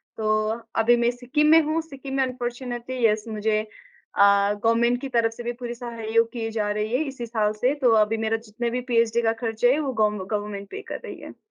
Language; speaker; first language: Hindi; non-native, local second language; Nepali